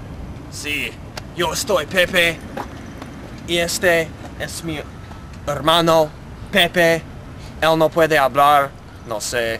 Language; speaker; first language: Spanish; non-native, learner; English